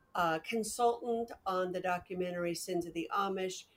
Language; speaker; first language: English; native; English